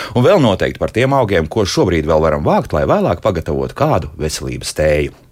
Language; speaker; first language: Latvian; native; Latvian